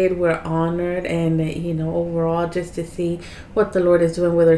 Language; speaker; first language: English; early bilingual, other home language; Spanish